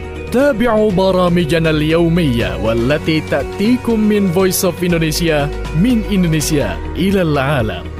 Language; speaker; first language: Arabic; non-native, fluent; Indonesian